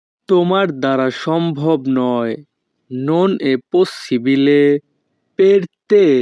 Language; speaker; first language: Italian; non-native, fluent; Bangla